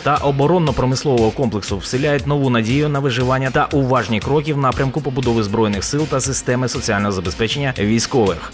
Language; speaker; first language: Ukrainian; native; Ukrainian